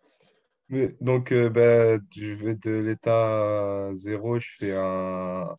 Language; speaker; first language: French; native; French